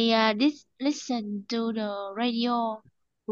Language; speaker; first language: English; non-native, learner; Vietnamese